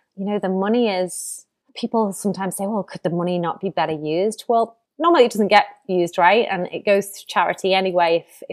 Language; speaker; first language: English; native; English